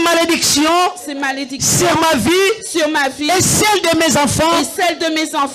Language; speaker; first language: French; non-native, local second language; Lingala